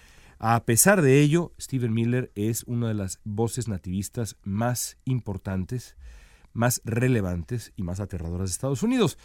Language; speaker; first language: Spanish; native; Spanish